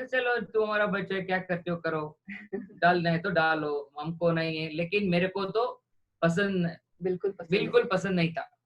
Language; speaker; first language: Hindi; non-native, local second language; Kannada